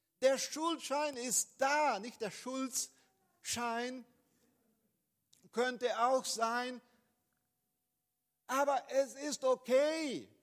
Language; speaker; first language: German; non-native, fluent; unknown